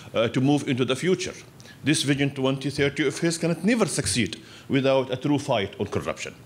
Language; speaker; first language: English; non-native, fluent; Arabic